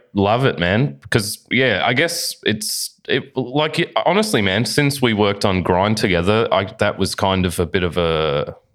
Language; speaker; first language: English; native; English